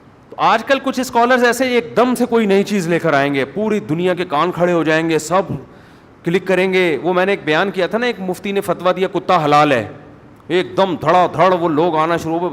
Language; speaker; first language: Urdu; native; Urdu